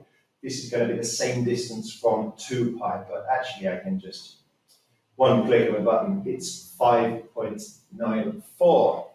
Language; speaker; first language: English; native; English